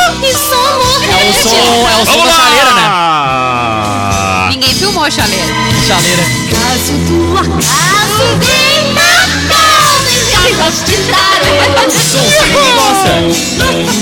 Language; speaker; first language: Portuguese; native; Portuguese